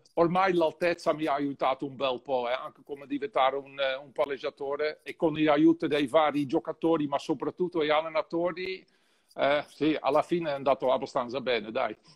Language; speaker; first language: Italian; non-native, fluent; Dutch